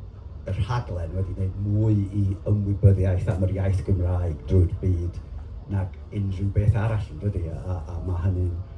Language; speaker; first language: Welsh; native; Welsh